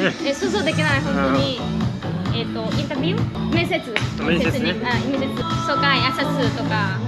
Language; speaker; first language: Japanese; non-native, learner; Vietnamese